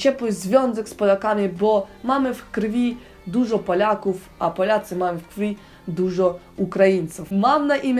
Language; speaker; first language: Polish; non-native, learner; Ukrainian